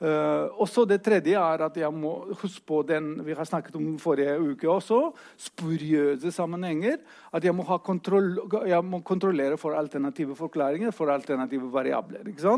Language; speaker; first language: Norwegian; non-native, fluent; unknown